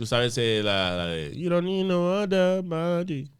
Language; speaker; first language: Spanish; early bilingual, other home language; English